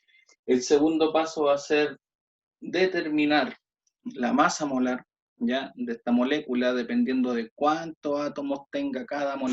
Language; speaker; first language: Spanish; native; Spanish